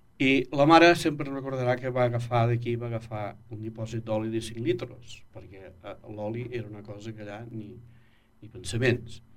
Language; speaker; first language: Catalan; native; Catalan